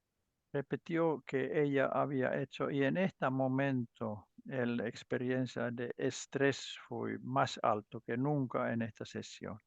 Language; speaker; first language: Spanish; non-native, learner; Finnish